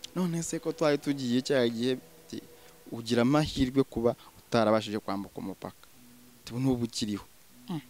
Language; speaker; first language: Kinyarwanda; early bilingual, heritage; Swahili